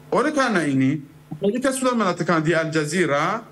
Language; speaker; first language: Indonesian; non-native, fluent; Persian